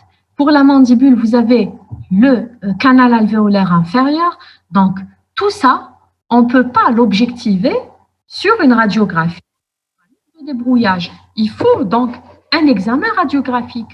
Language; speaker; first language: French; non-native, local second language; Arabic